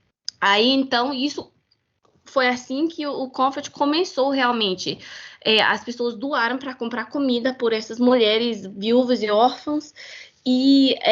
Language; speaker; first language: Portuguese; non-native, fluent; English